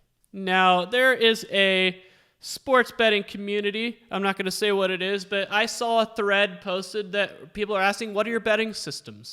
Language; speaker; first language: English; native; English